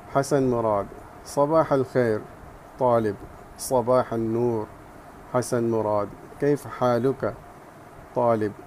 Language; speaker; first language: Arabic; non-native, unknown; Urdu